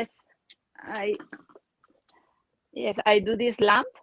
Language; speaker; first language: English; non-native, learner; Spanish